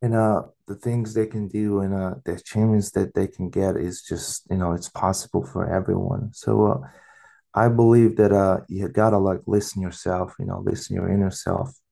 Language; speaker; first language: English; non-native, fluent; Mongolian